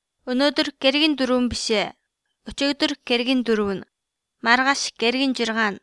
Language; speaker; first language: Mongolian; non-native, learner; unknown